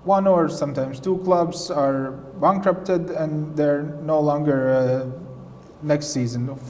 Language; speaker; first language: English; non-native, fluent; Latvian